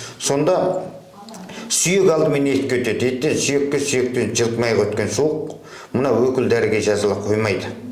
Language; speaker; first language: Kazakh; early bilingual, heritage; Kazakh